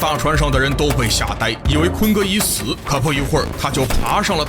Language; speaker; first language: Chinese; native; Chinese